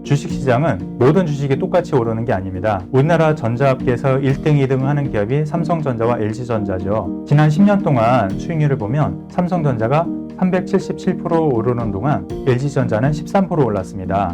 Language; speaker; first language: Korean; native; Korean